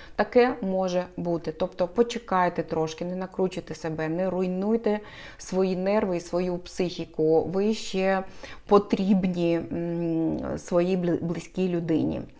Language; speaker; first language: Ukrainian; non-native, local second language; Russian